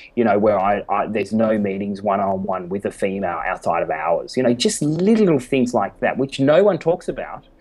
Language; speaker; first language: English; native; English